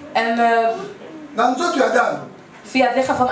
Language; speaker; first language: Dutch; non-native, fluent; Lingala